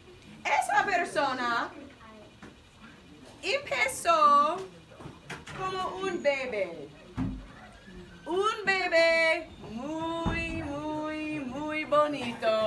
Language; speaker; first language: Spanish; non-native, fluent; English